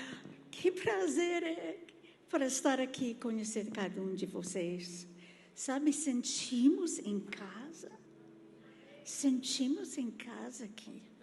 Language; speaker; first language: Portuguese; non-native, fluent; English